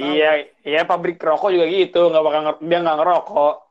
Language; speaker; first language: Indonesian; native; Indonesian